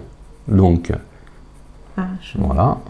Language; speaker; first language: French; native; French